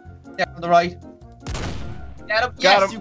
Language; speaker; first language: English; native; English